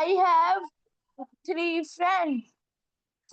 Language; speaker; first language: English; non-native, learner; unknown